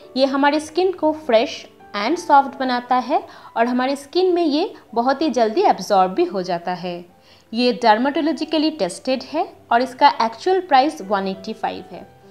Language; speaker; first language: Hindi; non-native, local second language; Bangla